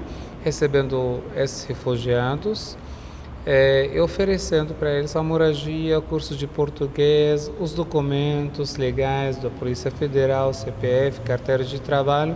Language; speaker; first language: Portuguese; non-native, fluent; Arabic